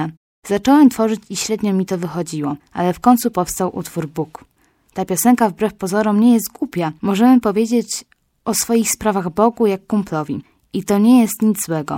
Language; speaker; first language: Polish; native; Polish